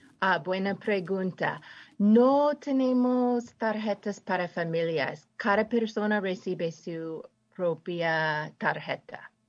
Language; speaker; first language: Spanish; non-native, fluent; English